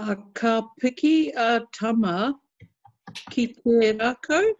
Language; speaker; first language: Māori; non-native, learner; English